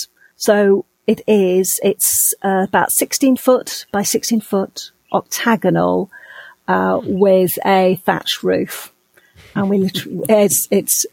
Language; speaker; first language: English; native; English